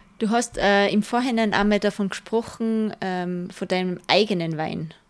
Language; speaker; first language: German; native; German